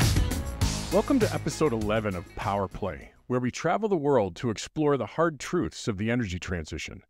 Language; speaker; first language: English; native; English